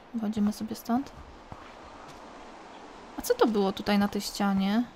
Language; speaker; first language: Polish; native; Polish